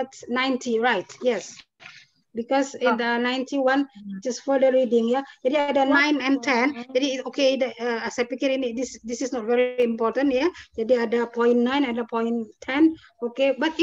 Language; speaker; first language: English; non-native, fluent; Indonesian